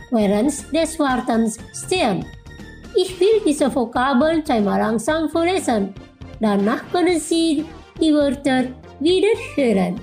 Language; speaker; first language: German; non-native, fluent; Indonesian